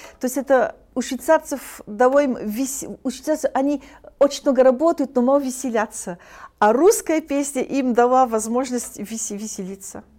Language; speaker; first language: Russian; early bilingual, heritage; Russian